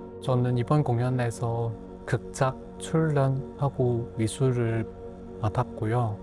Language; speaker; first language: Korean; non-native, fluent; Chinese